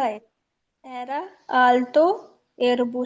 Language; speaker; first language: Italian; non-native, learner; Urdu